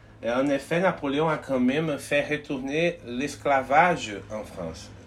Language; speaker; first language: French; non-native, learner; Portuguese